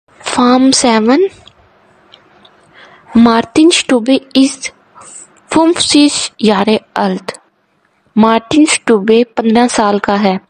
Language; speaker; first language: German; non-native, learner; Urdu